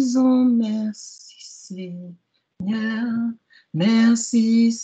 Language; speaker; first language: French; native; French